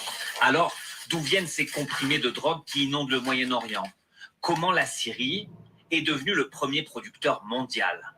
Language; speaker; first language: French; native; French